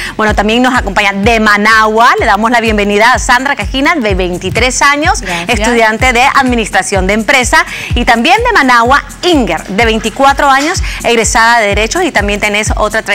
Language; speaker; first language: Spanish; native; Spanish